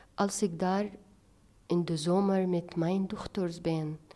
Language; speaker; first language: Dutch; non-native, fluent; Arabic